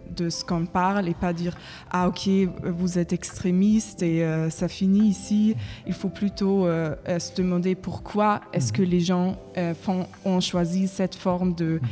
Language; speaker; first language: French; non-native, fluent; German